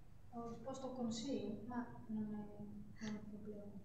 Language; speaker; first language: Italian; non-native, learner; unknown